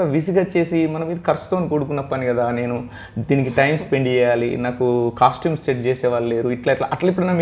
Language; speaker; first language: Telugu; native; Telugu